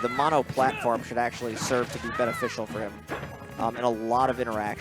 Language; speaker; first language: English; native; English